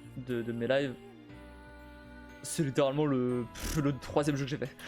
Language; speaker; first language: French; native; French